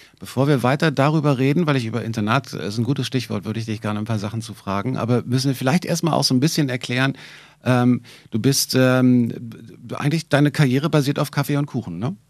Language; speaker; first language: German; native; German